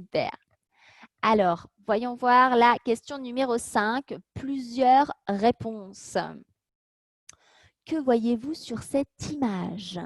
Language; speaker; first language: French; native; French